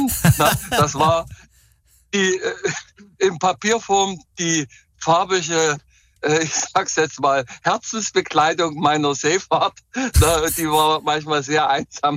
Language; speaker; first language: German; native; German